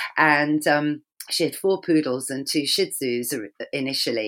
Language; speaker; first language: English; native; English